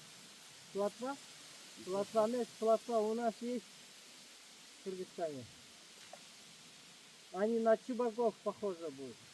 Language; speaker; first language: Russian; non-native, local second language; Kyrgyz